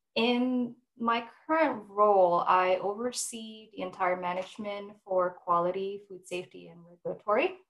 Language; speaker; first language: English; non-native, fluent; Indonesian